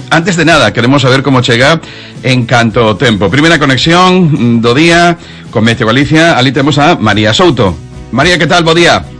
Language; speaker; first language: Galician; non-native, local second language; Spanish